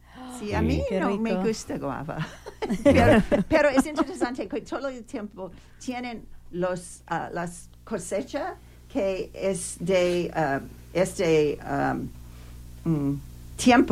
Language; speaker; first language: Spanish; non-native, learner; English